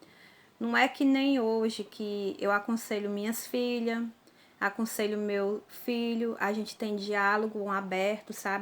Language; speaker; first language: Portuguese; native; Portuguese